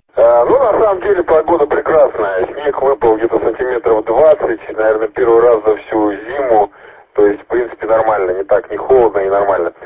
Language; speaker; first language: Russian; native; Russian